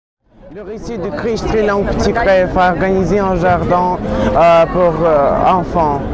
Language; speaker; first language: French; non-native, learner; Russian